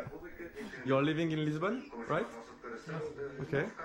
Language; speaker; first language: English; non-native, learner; French